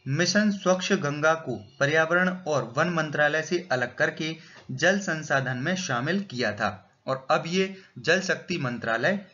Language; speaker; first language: Hindi; native; Hindi